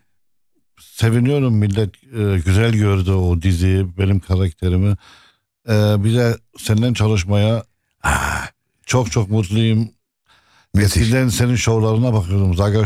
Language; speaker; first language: Turkish; non-native, fluent; Arabic